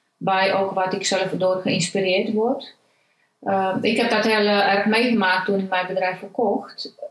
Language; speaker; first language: Dutch; non-native, fluent; Romanian